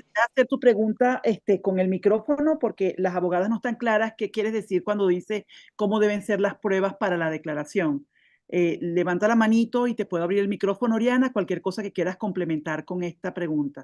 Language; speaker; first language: Spanish; native; Spanish